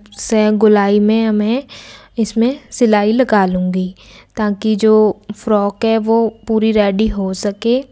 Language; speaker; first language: Hindi; non-native, local second language; Punjabi